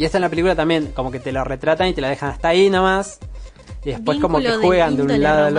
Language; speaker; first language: Spanish; native; Spanish